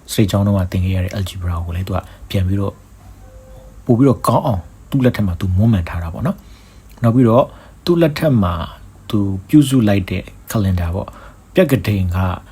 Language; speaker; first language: Burmese; native; Burmese